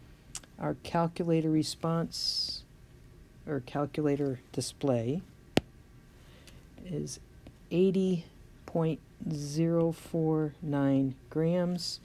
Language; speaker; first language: English; native; English